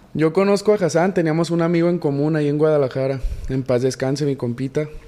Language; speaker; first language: Spanish; native; Spanish